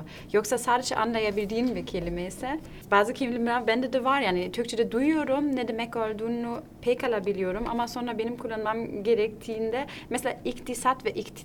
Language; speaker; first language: Turkish; non-native, fluent; German